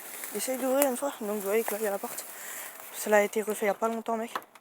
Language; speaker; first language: French; native; French